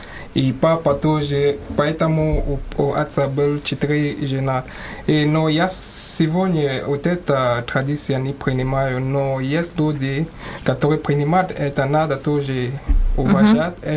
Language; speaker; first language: Russian; non-native, learner; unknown